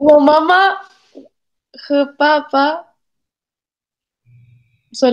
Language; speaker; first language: Chinese; non-native, learner; Spanish